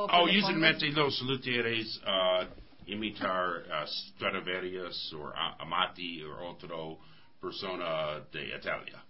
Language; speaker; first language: Spanish; non-native, learner; English